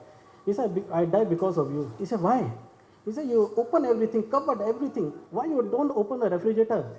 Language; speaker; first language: English; non-native, learner; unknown